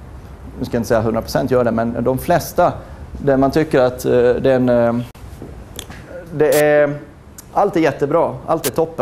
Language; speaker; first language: Swedish; native; Swedish